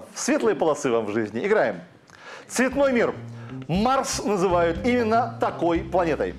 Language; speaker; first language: Russian; native; Russian